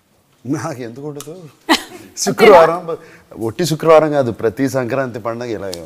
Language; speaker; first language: Telugu; native; Telugu